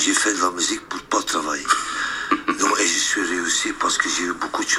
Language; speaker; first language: French; non-native, local second language; Dutch